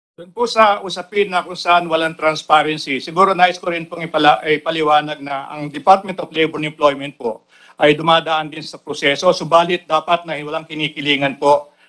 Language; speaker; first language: Filipino; native; Filipino